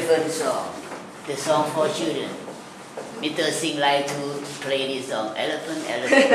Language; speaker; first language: English; non-native, learner; Thai